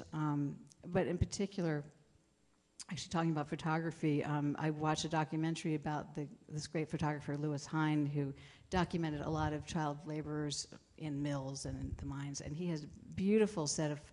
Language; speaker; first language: English; native; English